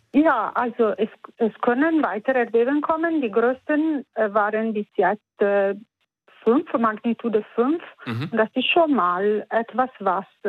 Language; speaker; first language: German; non-native, fluent; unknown